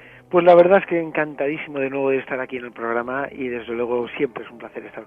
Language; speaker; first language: Spanish; native; Spanish